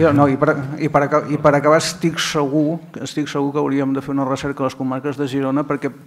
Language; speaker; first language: Catalan; native; Catalan